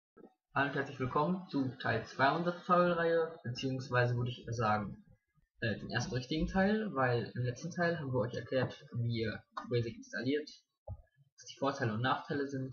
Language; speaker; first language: German; native; German